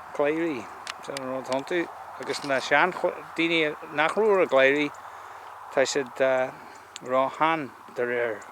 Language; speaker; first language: Irish; native; Irish